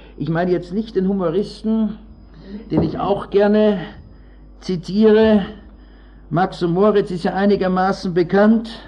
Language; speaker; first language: German; native; German